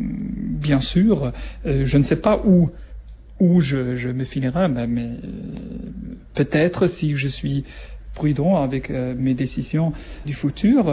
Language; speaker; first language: French; non-native, learner; German